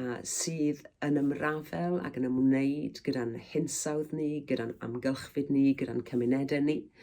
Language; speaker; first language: Welsh; native; Welsh